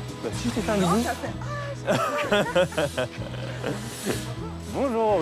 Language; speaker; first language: French; native; French